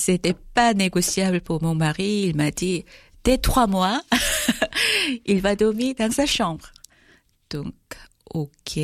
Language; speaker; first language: French; non-native, fluent; Korean